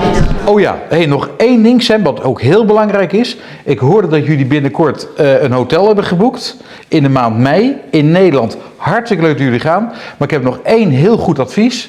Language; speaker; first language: Dutch; native; Dutch